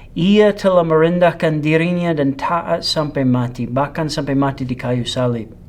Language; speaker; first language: Malay; non-native, fluent; English